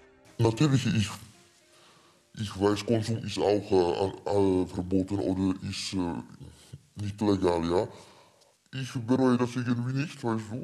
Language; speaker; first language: German; non-native, fluent; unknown